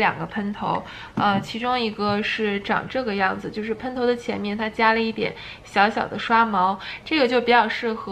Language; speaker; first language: Chinese; native; Chinese